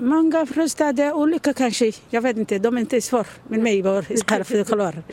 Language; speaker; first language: Swedish; non-native, learner; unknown